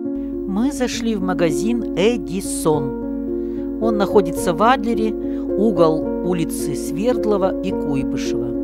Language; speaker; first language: Russian; native; Russian